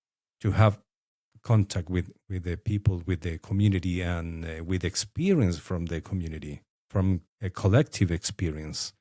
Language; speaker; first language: English; non-native, fluent; Spanish